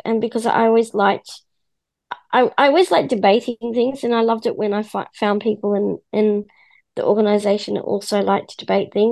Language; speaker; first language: English; native; English